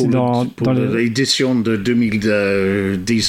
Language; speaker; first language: French; non-native, fluent; English